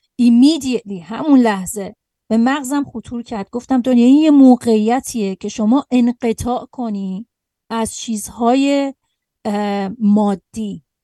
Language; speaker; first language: Persian; native; Persian